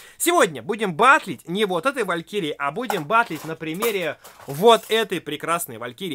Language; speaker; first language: Russian; native; Russian